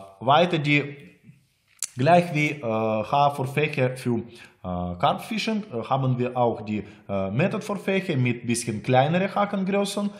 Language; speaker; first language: German; non-native, learner; Russian